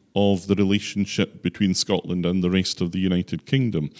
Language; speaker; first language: English; native; English